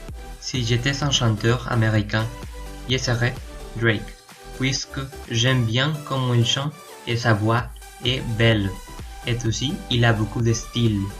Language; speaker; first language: French; non-native, learner; Spanish